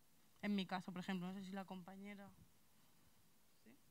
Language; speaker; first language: Spanish; native; Spanish